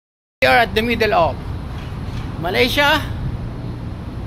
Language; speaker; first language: English; non-native, local second language; Filipino